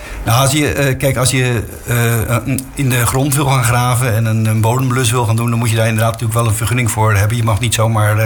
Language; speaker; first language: Dutch; native; Dutch